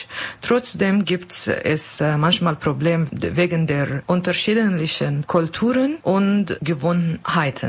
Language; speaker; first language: German; non-native, learner; Kurdish